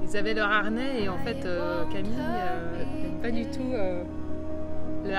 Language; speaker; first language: French; native; French